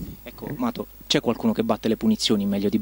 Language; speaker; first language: Italian; native; Italian